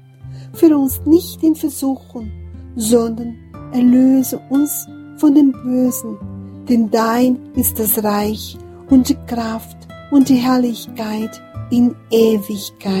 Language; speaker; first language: German; non-native, fluent; Portuguese